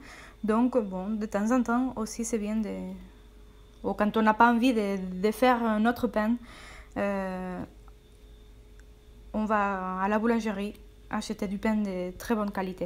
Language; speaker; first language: French; non-native, fluent; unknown